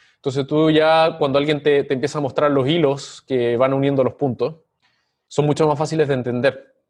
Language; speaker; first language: Spanish; native; Spanish